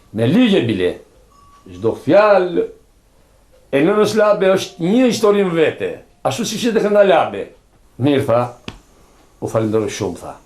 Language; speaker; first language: Albanian; native; Albanian